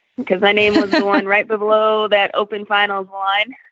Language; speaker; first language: English; native; English